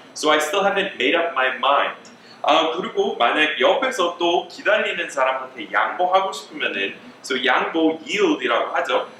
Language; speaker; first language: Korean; native; Korean